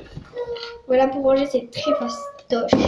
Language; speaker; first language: French; native; French